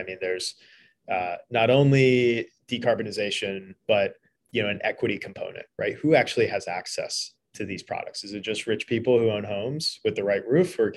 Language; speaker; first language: English; native; English